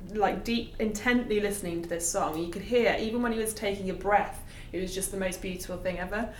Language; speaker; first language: English; native; English